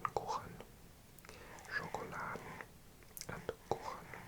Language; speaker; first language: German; non-native, learner; English